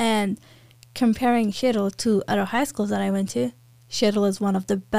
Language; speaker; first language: English; non-native, fluent; Persian